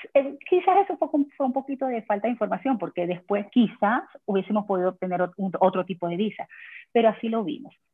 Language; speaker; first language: Spanish; native; Spanish